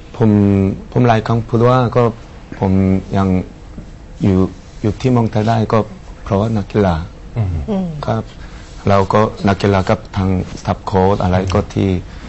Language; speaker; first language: Thai; non-native, learner; Korean